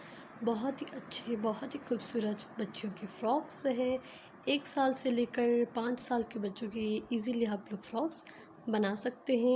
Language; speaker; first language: Hindi; native; Hindi